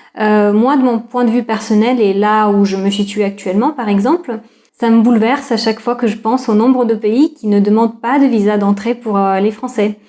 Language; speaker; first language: French; non-native, fluent; Russian